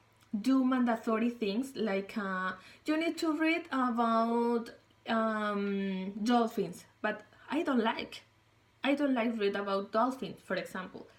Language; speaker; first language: English; non-native, learner; Spanish